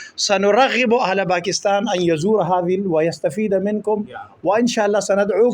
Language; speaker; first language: Arabic; non-native, fluent; Pashto